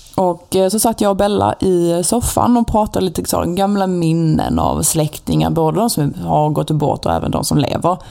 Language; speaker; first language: Swedish; native; Swedish